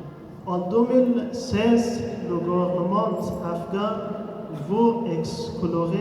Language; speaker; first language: French; non-native, learner; Persian